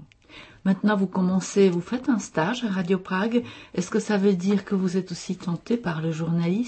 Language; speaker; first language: French; non-native, fluent; Czech